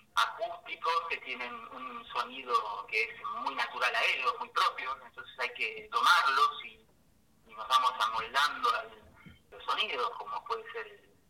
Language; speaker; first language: Spanish; native; Spanish